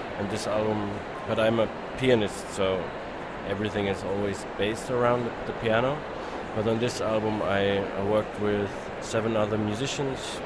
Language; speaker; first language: English; non-native, fluent; German